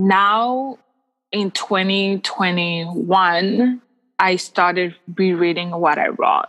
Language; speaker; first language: English; non-native, local second language; Kinyarwanda